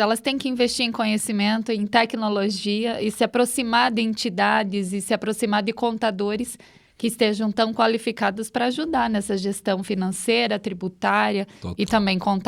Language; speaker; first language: Portuguese; native; Portuguese